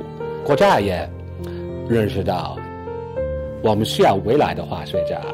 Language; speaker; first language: Chinese; non-native, fluent; English